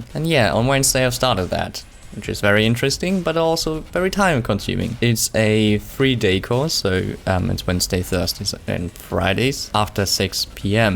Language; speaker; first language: English; non-native, fluent; German